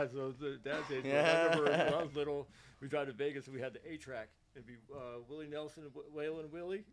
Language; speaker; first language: English; native; English